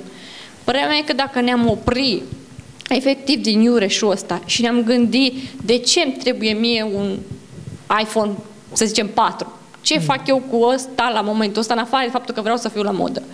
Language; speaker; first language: Romanian; native; Romanian